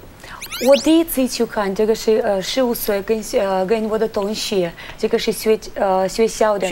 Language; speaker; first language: Chinese; non-native, learner; Russian